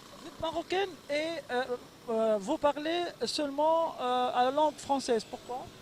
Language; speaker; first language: French; non-native, local second language; Arabic